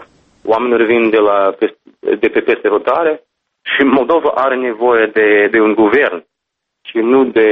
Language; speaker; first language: Romanian; non-native, fluent; English